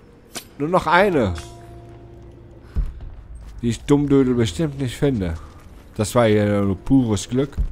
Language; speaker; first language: German; native; German